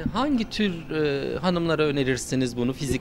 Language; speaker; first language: Turkish; native; Turkish